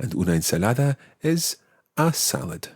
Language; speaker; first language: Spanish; non-native, fluent; English